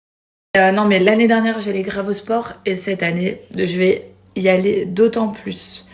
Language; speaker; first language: French; native; French